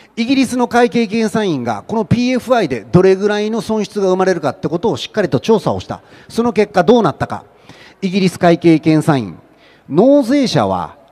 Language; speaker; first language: Japanese; native; Japanese